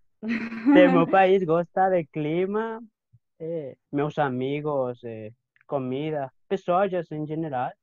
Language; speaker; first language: Portuguese; non-native, learner; Spanish